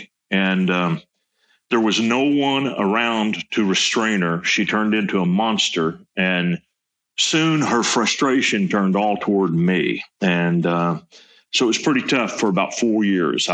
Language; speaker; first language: English; native; English